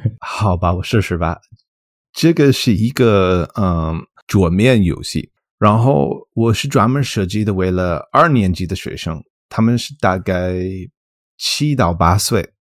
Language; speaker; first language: Chinese; non-native, fluent; English